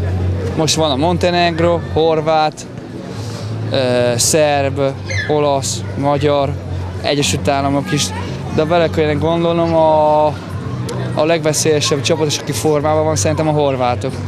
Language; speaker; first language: Hungarian; non-native, fluent; Italian